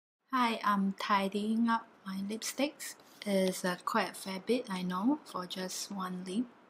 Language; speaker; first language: English; non-native, local second language; Chinese